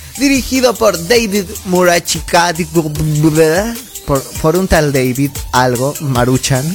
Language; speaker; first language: Spanish; native; Spanish